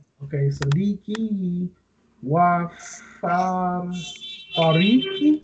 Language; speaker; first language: Arabic; non-native, learner; English